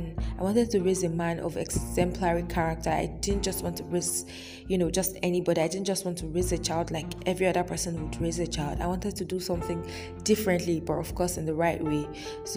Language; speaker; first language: English; non-native, local second language; Yoruba